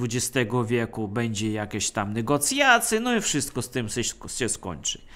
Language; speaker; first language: Polish; non-native, fluent; Russian